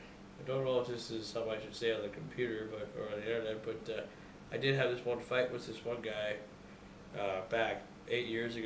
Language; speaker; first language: English; native; English